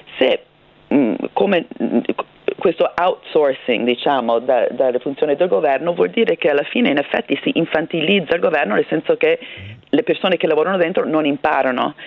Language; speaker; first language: Italian; early bilingual, heritage; Italian